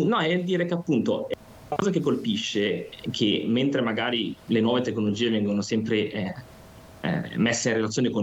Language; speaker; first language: Italian; native; Italian